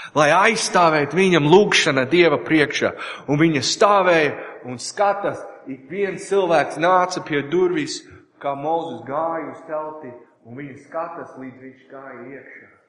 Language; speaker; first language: Latvian; non-native, learner; English